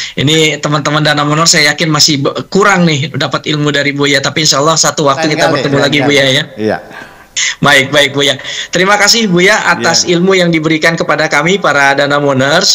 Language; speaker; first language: Indonesian; native; Indonesian